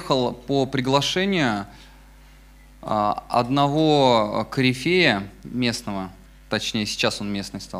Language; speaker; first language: Russian; native; Russian